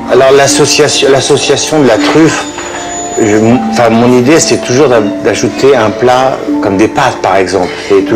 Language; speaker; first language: French; native; French